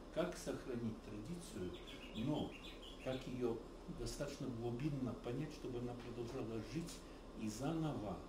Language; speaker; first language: Russian; early bilingual, heritage; Russian